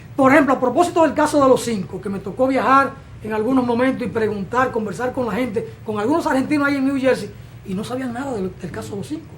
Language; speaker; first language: Spanish; native; Spanish